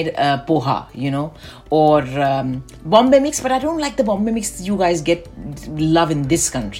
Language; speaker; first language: English; non-native, local second language; Bangla